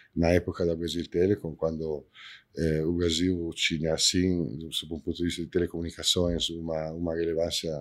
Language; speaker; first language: Portuguese; non-native, fluent; Italian